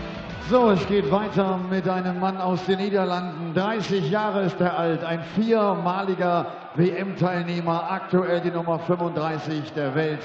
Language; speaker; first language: German; native; German